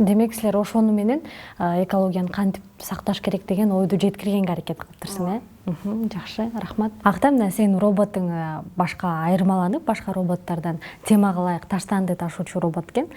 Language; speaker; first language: Kyrgyz; native; Kyrgyz